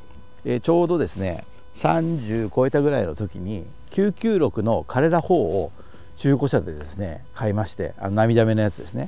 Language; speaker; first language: Japanese; native; Japanese